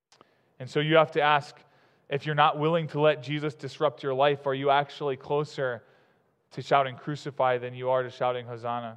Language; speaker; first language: English; native; English